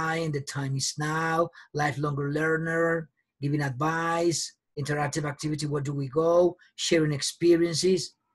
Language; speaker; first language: English; non-native, fluent; Spanish